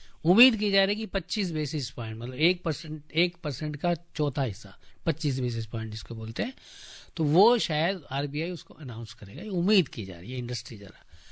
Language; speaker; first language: Hindi; native; Hindi